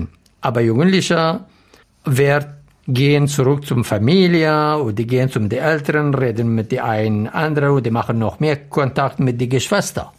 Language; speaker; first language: German; non-native, learner; Arabic